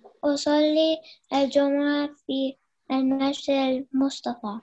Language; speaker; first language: Arabic; non-native, learner; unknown